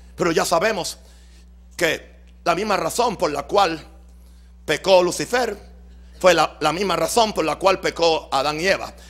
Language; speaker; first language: Spanish; native; Spanish